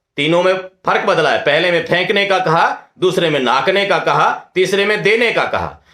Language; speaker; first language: Hindi; non-native, local second language; Rajasthani